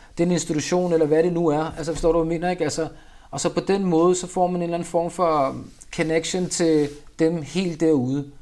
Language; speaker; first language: Danish; early bilingual, other home language; Urdu